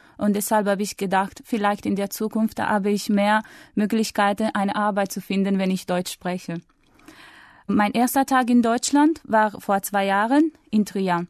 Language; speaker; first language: German; non-native, fluent; Italian